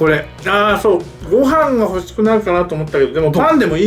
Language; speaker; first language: Japanese; native; Japanese